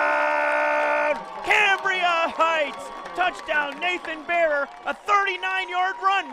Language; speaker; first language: English; native; English